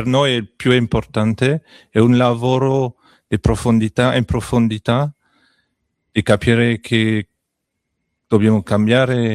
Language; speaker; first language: Italian; non-native, learner; French